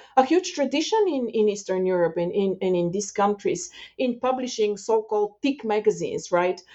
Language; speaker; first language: English; non-native, fluent; Bulgarian